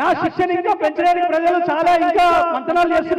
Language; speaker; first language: Telugu; native; Telugu